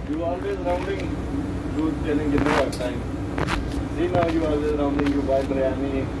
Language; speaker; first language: English; non-native, learner; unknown